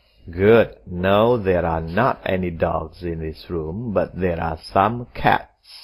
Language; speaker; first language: English; non-native, fluent; Indonesian